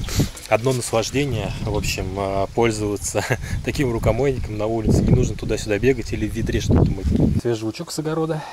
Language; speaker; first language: Russian; native; Russian